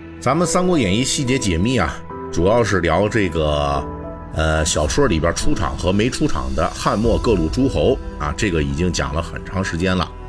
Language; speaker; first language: Chinese; native; Chinese